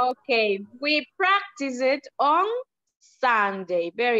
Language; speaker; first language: English; non-native, learner; Spanish